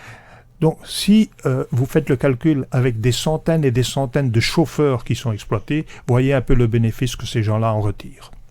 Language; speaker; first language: French; native; French